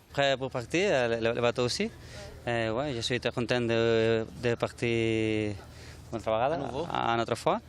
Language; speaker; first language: French; non-native, learner; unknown